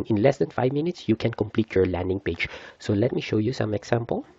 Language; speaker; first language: English; non-native, fluent; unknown